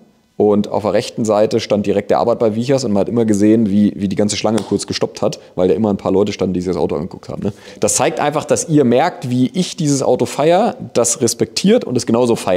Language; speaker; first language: German; native; German